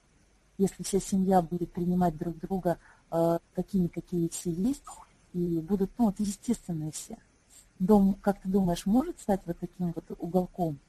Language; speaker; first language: Russian; native; Russian